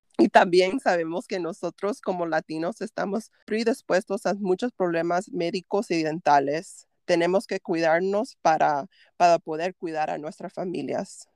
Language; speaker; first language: Spanish; early bilingual, heritage; Spanish